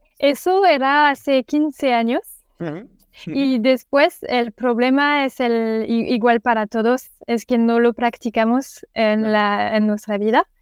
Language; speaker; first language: Spanish; non-native, learner; French